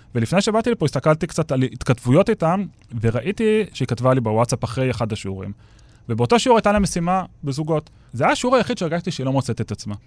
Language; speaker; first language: Hebrew; native; Hebrew